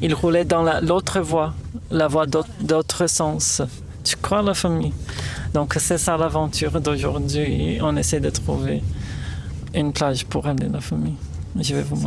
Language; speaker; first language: French; non-native, fluent; Portuguese